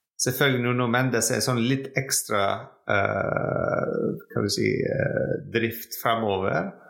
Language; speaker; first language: Norwegian; non-native, fluent; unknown